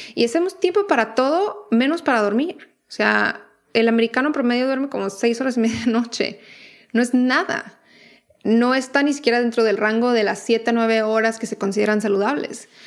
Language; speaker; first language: Spanish; native; Spanish